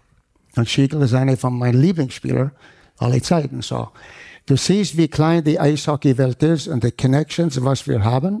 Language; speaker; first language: German; non-native, fluent; English